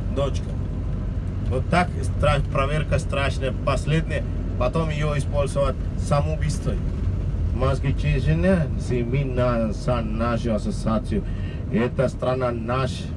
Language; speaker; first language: Russian; non-native, learner; Sinhala